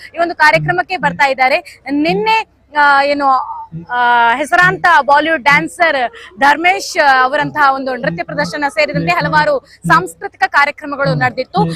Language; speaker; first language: Kannada; native; Kannada